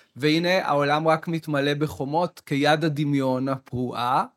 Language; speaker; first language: Hebrew; native; Hebrew